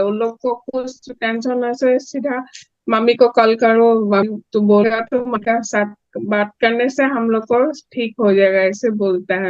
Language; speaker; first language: Hindi; non-native, local second language; Assamese